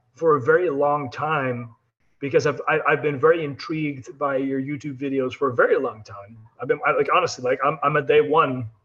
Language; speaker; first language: English; non-native, fluent; Dutch